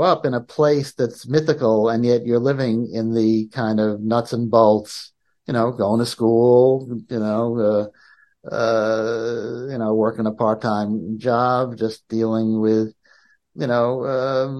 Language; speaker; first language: English; native; English